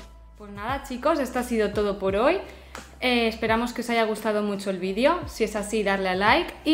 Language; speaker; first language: Spanish; native; Spanish